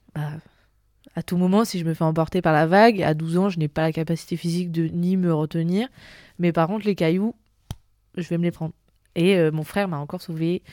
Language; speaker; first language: French; native; French